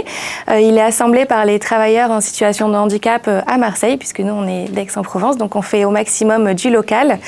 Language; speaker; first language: French; native; French